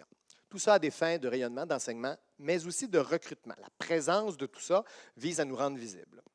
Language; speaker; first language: French; native; French